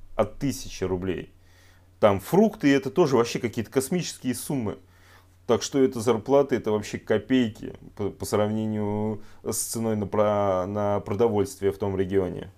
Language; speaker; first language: Russian; native; Russian